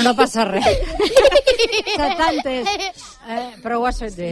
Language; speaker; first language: Catalan; native; Catalan